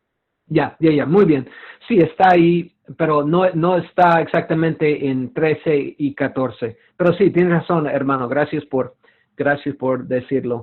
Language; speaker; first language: Spanish; non-native, fluent; English